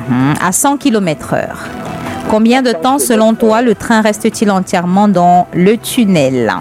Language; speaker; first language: French; native; French